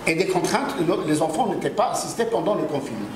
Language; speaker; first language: French; non-native, local second language; Arabic